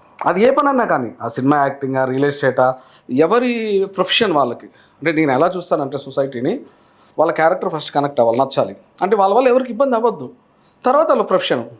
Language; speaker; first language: Telugu; native; Telugu